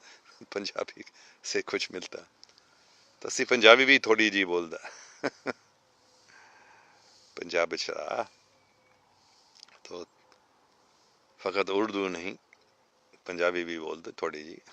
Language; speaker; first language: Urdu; non-native, fluent; English